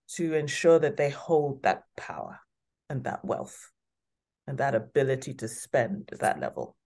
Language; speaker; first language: English; non-native, local second language; Yoruba